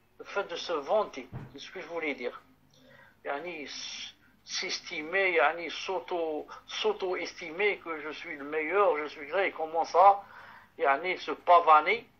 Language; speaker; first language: French; non-native, local second language; Arabic